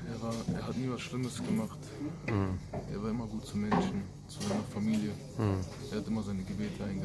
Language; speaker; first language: German; early bilingual, other home language; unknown